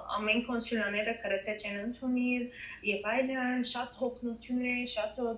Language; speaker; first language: Armenian; native; Armenian